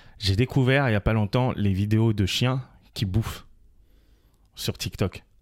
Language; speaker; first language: French; native; French